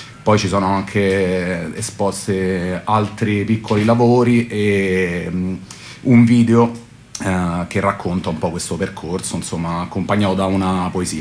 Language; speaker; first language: Italian; native; Italian